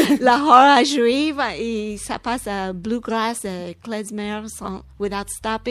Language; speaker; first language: French; non-native, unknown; English